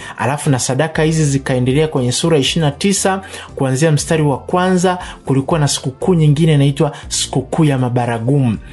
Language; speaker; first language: Swahili; native; Swahili